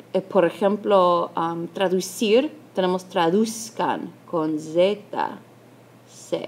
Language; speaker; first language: Spanish; non-native, fluent; English